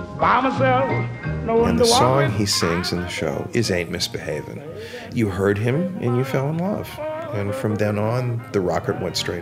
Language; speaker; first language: English; native; English